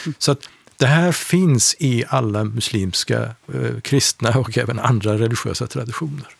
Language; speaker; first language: Swedish; non-native, fluent; Persian